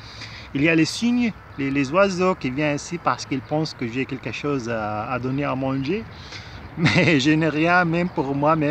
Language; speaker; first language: French; non-native, fluent; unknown